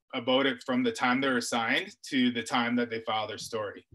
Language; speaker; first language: English; native; English